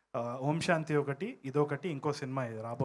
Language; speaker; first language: Telugu; native; Telugu